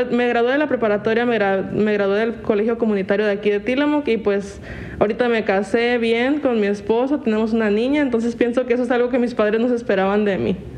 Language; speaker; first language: Spanish; native; Spanish